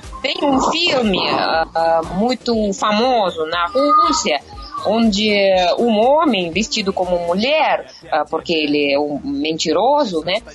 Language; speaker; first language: Portuguese; non-native, learner; Russian